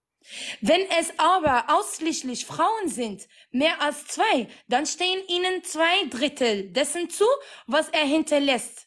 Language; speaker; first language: German; non-native, fluent; Arabic